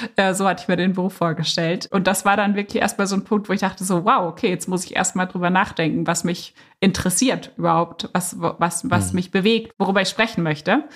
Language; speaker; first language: German; native; German